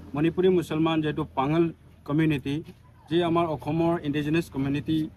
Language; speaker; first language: Assamese; non-native, local second language; Manipuri